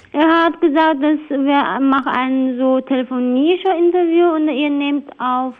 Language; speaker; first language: German; non-native, learner; Chinese